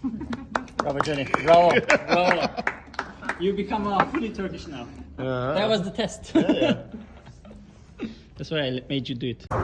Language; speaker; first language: English; non-native, fluent; Turkish